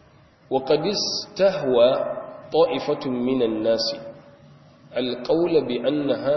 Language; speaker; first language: Arabic; non-native, fluent; Hausa